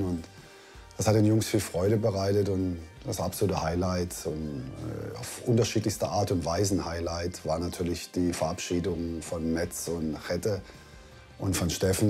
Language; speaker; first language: German; native; German